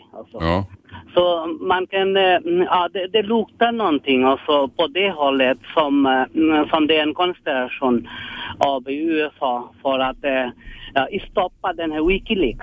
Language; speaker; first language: Swedish; non-native, fluent; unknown